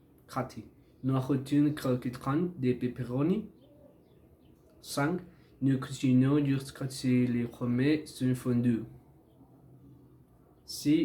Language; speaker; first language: French; non-native, learner; Spanish